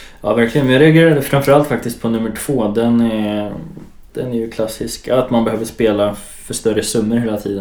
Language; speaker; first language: Swedish; native; Swedish